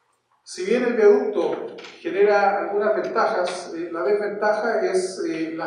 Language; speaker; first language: Spanish; native; Spanish